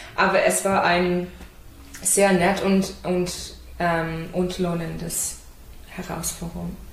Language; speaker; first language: German; non-native, learner; English